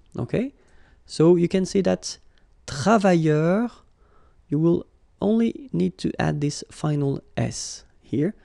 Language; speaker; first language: English; non-native, fluent; French